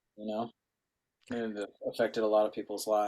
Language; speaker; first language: English; native; English